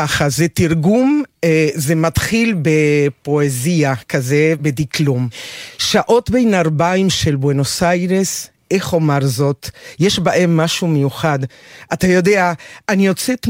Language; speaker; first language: Hebrew; non-native, fluent; Spanish